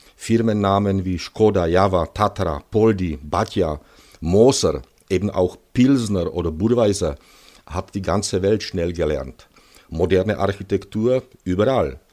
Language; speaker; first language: German; non-native, fluent; Czech